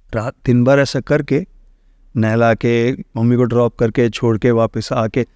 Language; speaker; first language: Hindi; native; Hindi